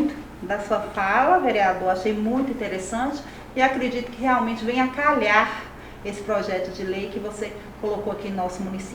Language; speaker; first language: Portuguese; native; Portuguese